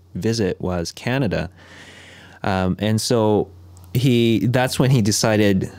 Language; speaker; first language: English; non-native, fluent; Korean